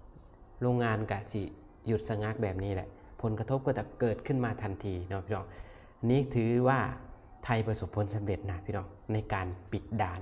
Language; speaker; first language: Thai; non-native, local second language; Northeastern Thai